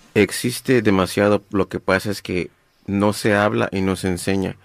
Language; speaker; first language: Spanish; native; Spanish